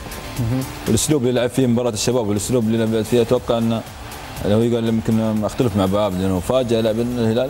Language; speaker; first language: Arabic; native; Arabic